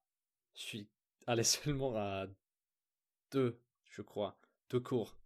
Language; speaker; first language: French; non-native, fluent; English